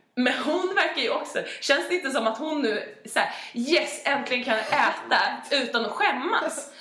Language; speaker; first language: Swedish; native; Swedish